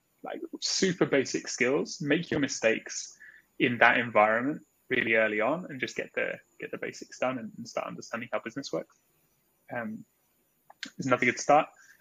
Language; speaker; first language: English; native; English